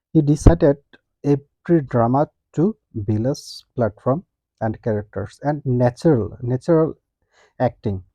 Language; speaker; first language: English; non-native, local second language; Bangla